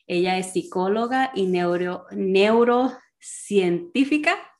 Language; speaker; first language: Spanish; early bilingual, heritage; Spanish